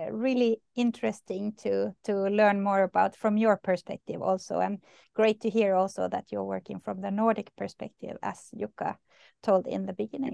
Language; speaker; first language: English; non-native, fluent; Swedish